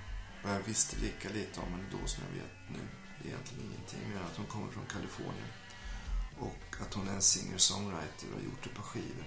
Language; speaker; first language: Swedish; native; Swedish